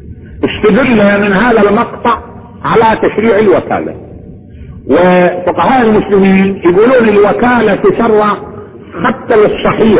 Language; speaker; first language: Arabic; native; Arabic